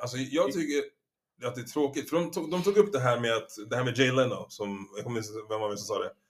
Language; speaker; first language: Swedish; native; Swedish